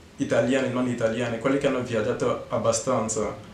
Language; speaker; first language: Italian; non-native, fluent; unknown